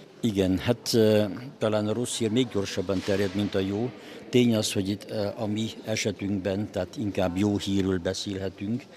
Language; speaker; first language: Hungarian; non-native, local second language; German